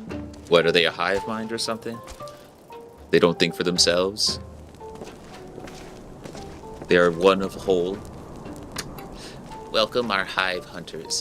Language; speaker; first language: English; native; English